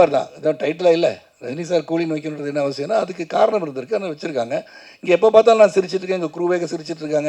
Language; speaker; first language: Tamil; native; Tamil